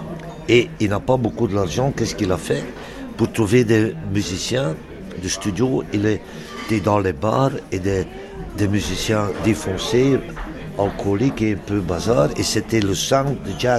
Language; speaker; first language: French; non-native, local second language; Dutch